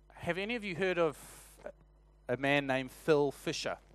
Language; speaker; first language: English; native; English